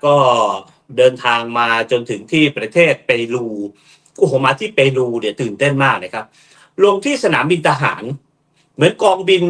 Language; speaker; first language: Thai; native; Thai